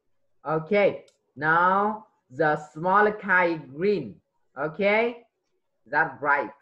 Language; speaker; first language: English; non-native, fluent; Vietnamese